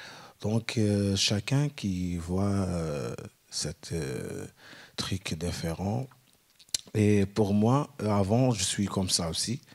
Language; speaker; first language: French; non-native, learner; Arabic